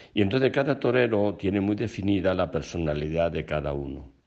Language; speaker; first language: Spanish; native; Spanish